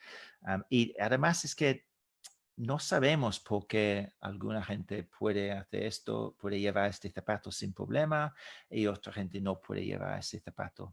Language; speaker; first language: Spanish; non-native, fluent; English